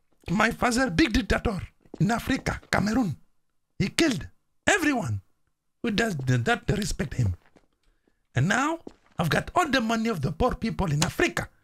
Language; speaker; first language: English; non-native, learner; French